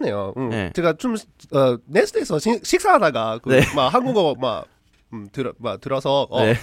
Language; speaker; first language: Korean; non-native, learner; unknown